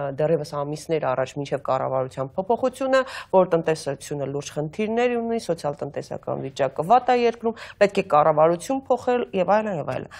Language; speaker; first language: Armenian; native; Armenian